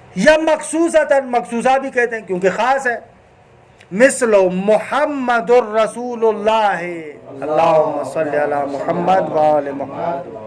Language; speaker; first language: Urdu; non-native, local second language; Sindhi